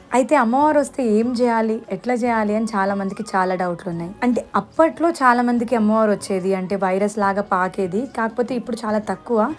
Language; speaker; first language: Telugu; non-native, local second language; Lambadi